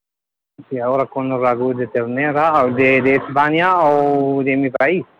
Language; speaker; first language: Spanish; non-native, learner; Arabic